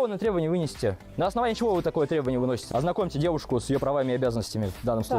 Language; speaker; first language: Russian; native; Russian